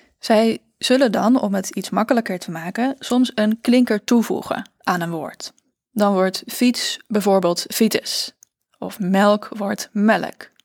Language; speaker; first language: Dutch; native; Dutch